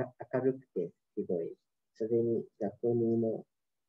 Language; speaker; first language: Japanese; non-native, learner; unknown